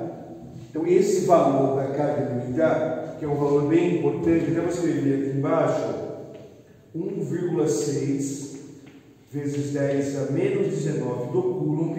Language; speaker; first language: Portuguese; native; Portuguese